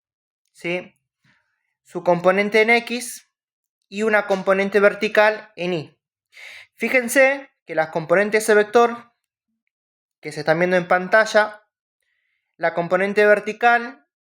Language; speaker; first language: Spanish; native; Spanish